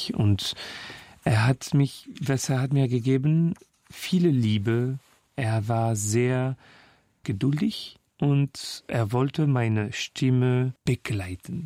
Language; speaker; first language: German; non-native, fluent; French